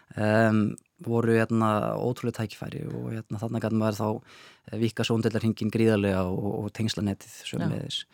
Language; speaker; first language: Icelandic; native; Icelandic